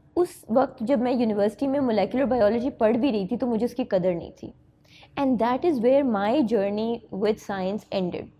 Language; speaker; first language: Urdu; native; Urdu